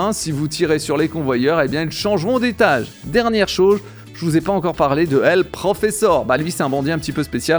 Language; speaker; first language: French; native; French